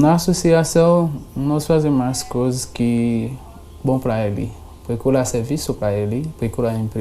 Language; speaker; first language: Portuguese; non-native, learner; Haitian Creole